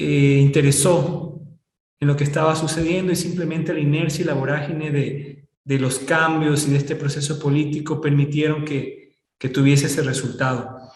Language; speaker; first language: Spanish; native; Spanish